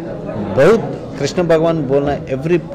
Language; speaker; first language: Hindi; non-native, local second language; Telugu